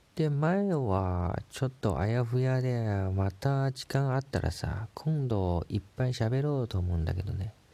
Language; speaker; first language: Japanese; non-native, fluent; Chinese